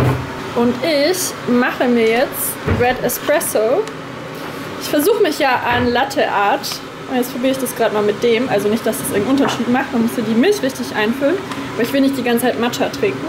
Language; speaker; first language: German; native; German